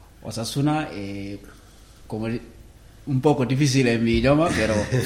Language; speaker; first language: Spanish; non-native, learner; Wolof